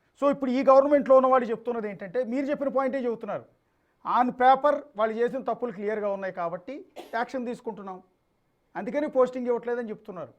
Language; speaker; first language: Telugu; native; Telugu